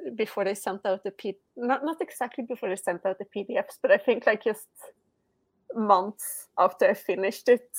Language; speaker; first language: English; non-native, fluent; Swedish